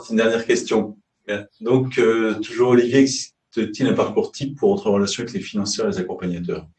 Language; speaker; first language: French; native; French